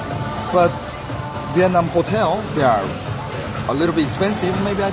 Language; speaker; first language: English; non-native, learner; Korean